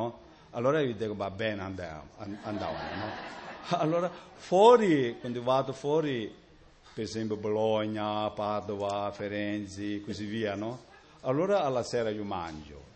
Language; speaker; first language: Italian; non-native, learner; Tibetan